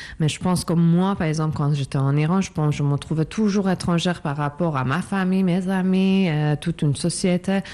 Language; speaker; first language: French; non-native, fluent; Persian